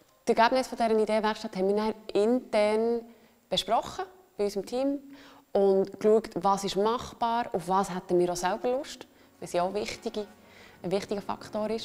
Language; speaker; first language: German; native; German